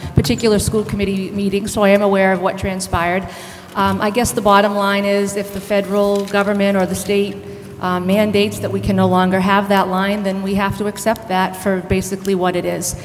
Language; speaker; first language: English; native; English